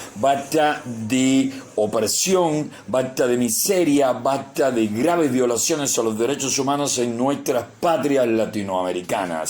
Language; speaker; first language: Spanish; native; Spanish